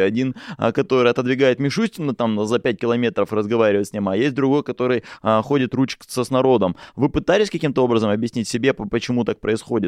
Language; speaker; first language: Russian; native; Russian